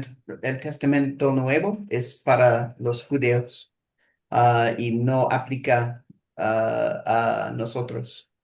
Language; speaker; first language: Spanish; non-native, learner; English